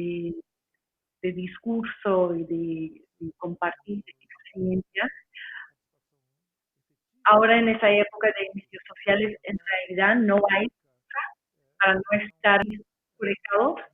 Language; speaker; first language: Spanish; non-native, fluent; English